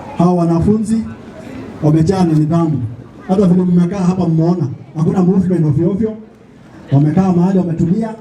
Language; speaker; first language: Swahili; non-native, local second language; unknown